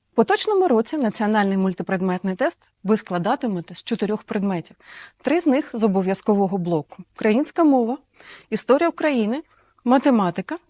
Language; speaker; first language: Ukrainian; native; Ukrainian